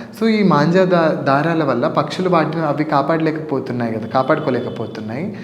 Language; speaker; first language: Telugu; non-native, local second language; Lambadi